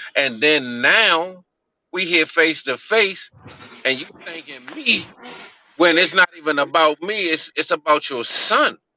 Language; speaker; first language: English; native; English